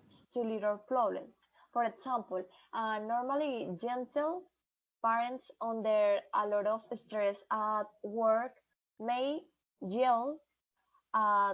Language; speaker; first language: English; non-native, learner; Spanish